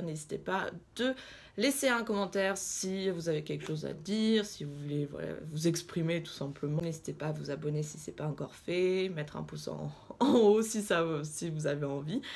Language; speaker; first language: French; early bilingual, other home language; Russian